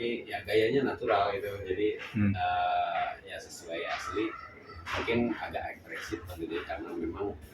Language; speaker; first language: Indonesian; non-native, local second language; Sundanese